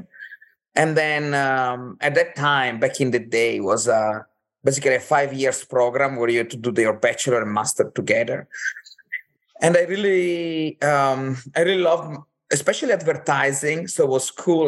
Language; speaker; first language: English; non-native, fluent; Italian